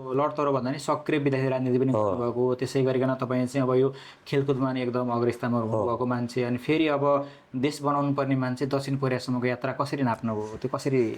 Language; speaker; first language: Nepali; native; Nepali